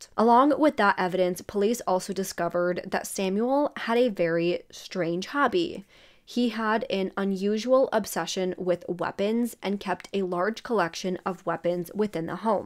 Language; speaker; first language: English; native; English